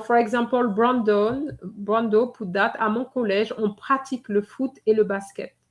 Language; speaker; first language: French; non-native, fluent; English